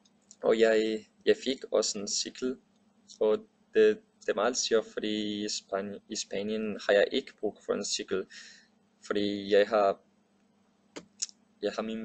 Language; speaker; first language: Danish; non-native, learner; Spanish